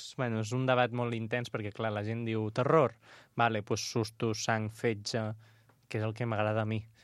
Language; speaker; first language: Catalan; non-native, local second language; Spanish